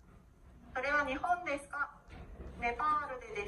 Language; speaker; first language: Japanese; non-native, learner; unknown